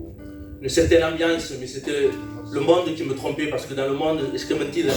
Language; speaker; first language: French; native; French